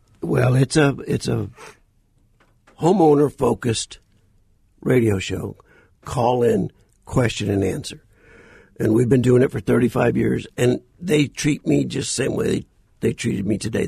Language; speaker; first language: English; native; English